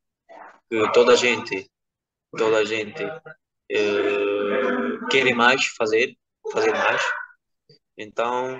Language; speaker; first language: Portuguese; non-native, fluent; Georgian